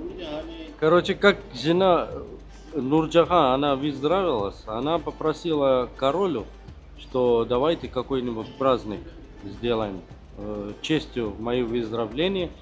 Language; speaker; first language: Russian; non-native, fluent; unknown